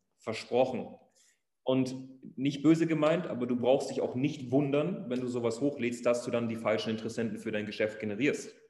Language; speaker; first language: German; native; German